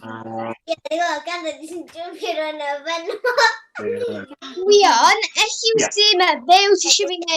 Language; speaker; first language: Welsh; non-native, local second language; English